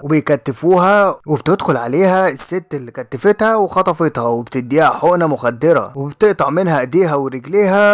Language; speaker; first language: Arabic; native; Arabic